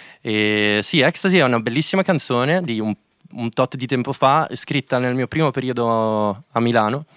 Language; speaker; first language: Italian; native; Italian